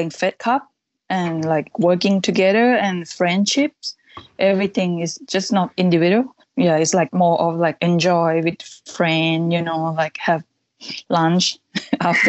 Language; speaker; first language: English; non-native, fluent; Thai